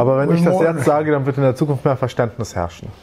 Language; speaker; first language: German; native; German